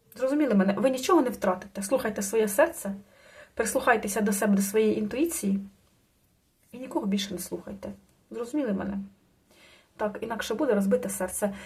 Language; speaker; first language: Ukrainian; non-native, local second language; Russian